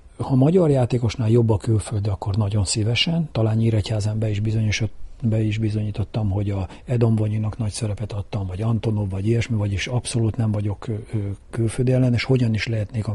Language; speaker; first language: Hungarian; native; Hungarian